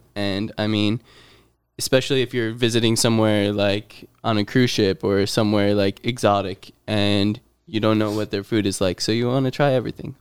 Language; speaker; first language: English; native; English